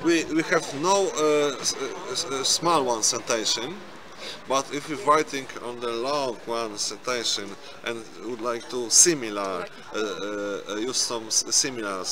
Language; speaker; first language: English; non-native, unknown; Polish